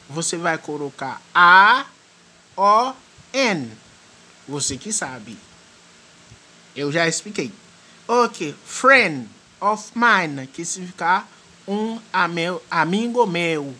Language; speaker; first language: Portuguese; non-native, fluent; French